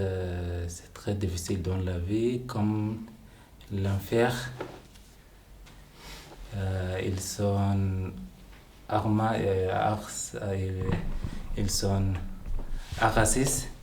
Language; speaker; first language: French; non-native, learner; Arabic